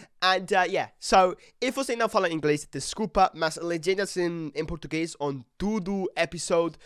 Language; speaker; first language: Portuguese; non-native, learner; English